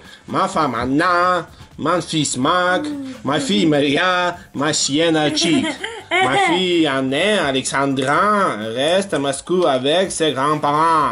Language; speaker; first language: French; non-native, learner; Russian